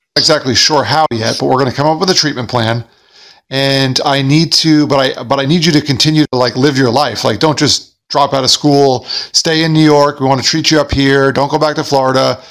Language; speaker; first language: English; native; English